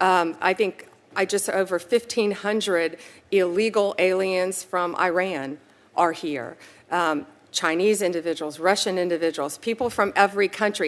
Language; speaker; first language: English; native; English